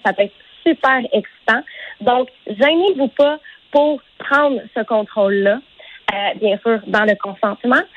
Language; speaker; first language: French; native; French